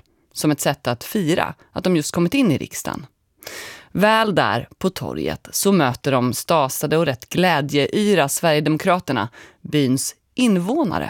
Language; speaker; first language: Swedish; native; Swedish